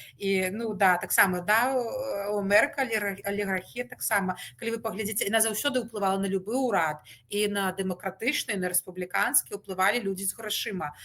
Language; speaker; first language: Belarusian; native; Belarusian